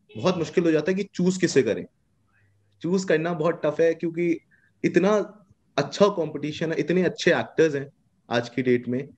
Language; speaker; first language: Hindi; native; Hindi